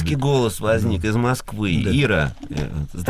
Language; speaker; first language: Russian; native; Russian